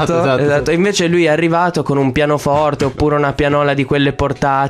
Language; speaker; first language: Italian; native; Italian